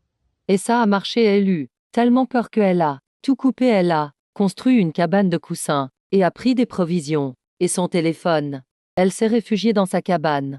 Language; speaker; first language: French; native; French